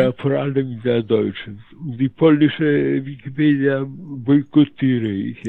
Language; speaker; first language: German; non-native, fluent; Polish